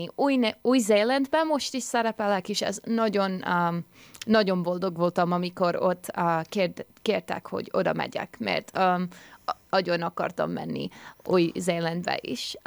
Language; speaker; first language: Hungarian; early bilingual, heritage; Hungarian